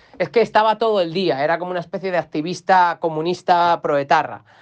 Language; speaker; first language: Spanish; native; Spanish